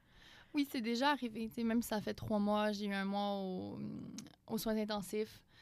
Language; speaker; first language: French; native; French